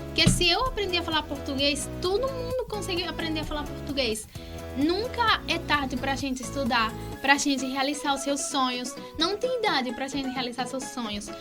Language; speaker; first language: Portuguese; non-native, fluent; Spanish